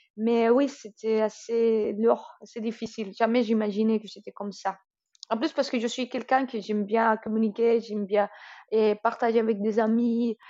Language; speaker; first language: French; non-native, fluent; Spanish